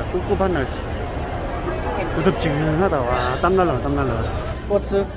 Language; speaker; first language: Korean; native; Korean